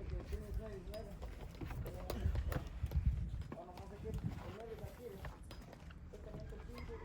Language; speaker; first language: Spanish; native; Spanish